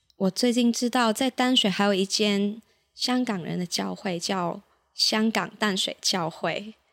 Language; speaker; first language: Chinese; non-native, local second language; Cantonese